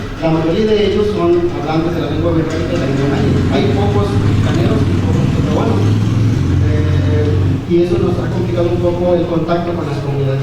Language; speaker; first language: Spanish; native; Spanish